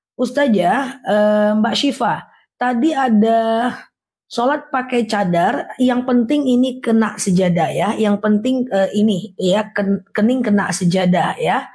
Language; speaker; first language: Indonesian; non-native, local second language; Minangkabau